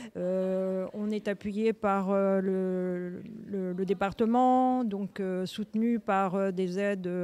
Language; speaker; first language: French; native; French